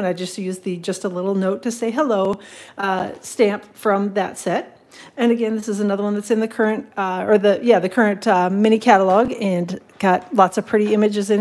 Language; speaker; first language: English; native; English